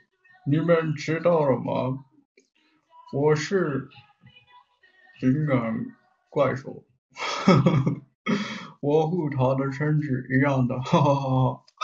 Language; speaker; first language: Chinese; non-native, learner; Japanese